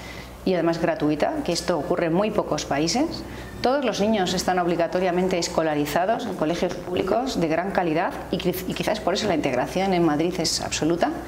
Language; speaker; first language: Spanish; native; Spanish